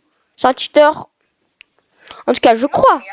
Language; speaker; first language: French; native; French